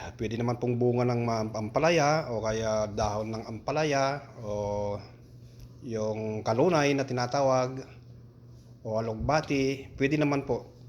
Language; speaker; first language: Filipino; non-native, local second language; Iloko